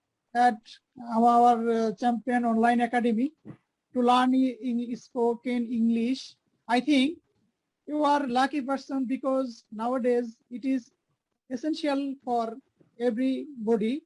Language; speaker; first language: English; non-native, learner; Bangla